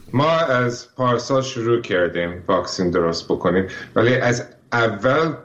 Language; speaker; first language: Persian; early bilingual, heritage; Persian